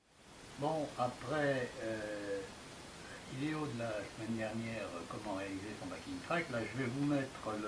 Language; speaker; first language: French; native; French